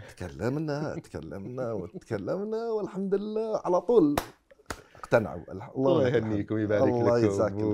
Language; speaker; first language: Arabic; non-native, fluent; Chinese